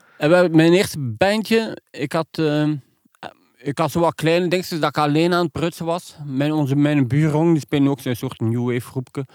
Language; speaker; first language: Dutch; non-native, local second language; French